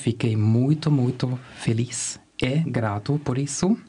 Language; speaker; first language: Portuguese; non-native, fluent; German